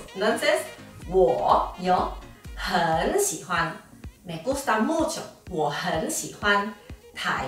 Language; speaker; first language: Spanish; non-native, fluent; Chinese